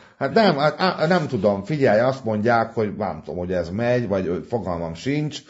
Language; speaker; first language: Hungarian; native; Hungarian